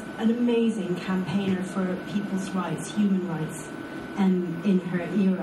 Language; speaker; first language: English; native; English